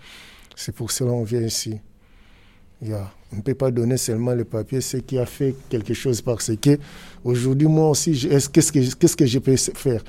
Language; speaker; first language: French; non-native, learner; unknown